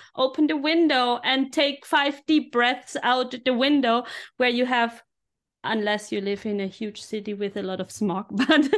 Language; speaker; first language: English; non-native, fluent; German